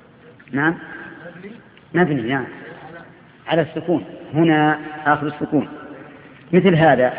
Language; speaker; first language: Arabic; native; Arabic